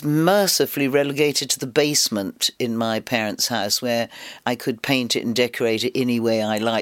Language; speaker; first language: English; native; English